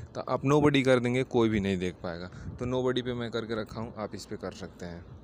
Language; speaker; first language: Hindi; native; Hindi